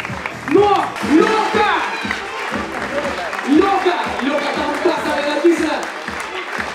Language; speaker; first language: Russian; native; Russian